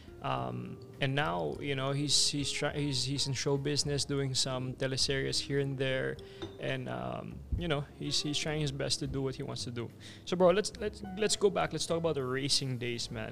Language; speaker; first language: English; non-native, local second language; Cebuano